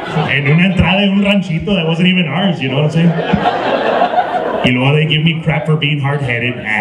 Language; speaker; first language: English; early bilingual, other home language; Spanish